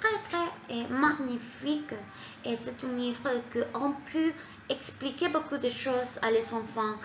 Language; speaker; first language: French; non-native, learner; Spanish